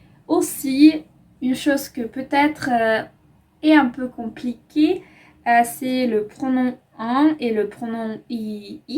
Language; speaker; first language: French; non-native, fluent; Spanish